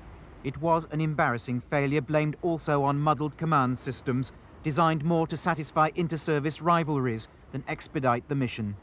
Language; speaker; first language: English; native; English